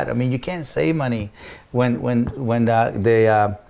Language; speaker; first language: English; non-native, fluent; Spanish